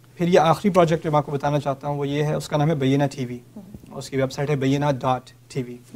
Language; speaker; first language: Urdu; native; Urdu